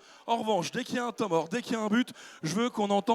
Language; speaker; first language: French; native; French